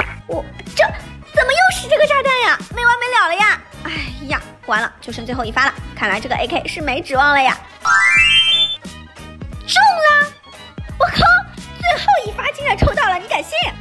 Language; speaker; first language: Chinese; native; Chinese